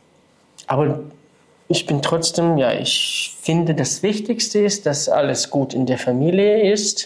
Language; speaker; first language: German; non-native, fluent; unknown